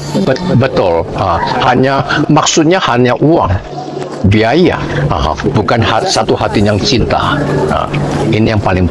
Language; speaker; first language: Indonesian; non-native, learner; Cantonese